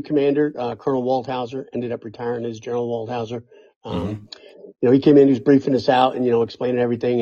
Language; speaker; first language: English; native; English